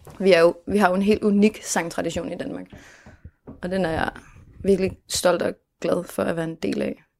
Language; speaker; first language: Danish; native; Danish